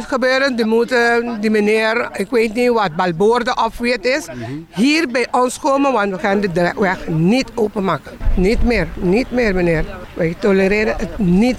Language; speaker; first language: Dutch; non-native, local second language; Papiamento